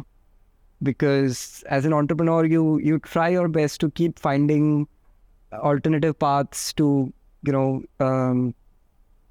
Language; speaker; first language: English; non-native, local second language; Hindi